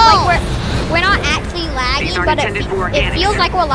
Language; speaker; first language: English; native; English